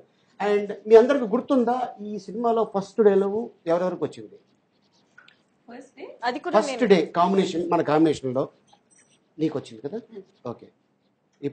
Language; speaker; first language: Telugu; native; Telugu